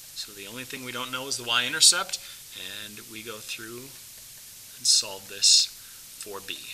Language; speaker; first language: English; native; English